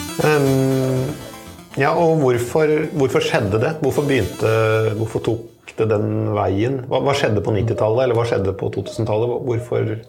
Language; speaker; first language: Norwegian; native; Norwegian